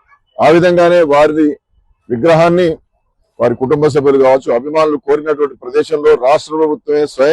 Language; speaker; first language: Telugu; native; Telugu